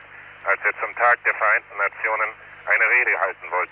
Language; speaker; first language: German; native; German